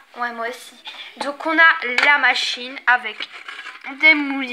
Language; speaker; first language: French; native; French